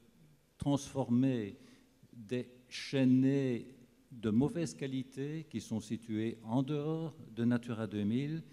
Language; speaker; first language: French; native; French